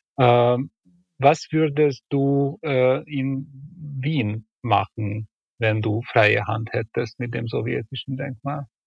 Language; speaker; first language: German; non-native, fluent; Hungarian